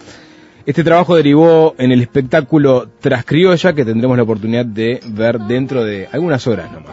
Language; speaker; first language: Spanish; native; Spanish